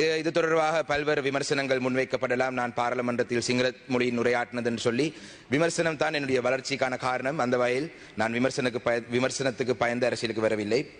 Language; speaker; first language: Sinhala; non-native, local second language; Tamil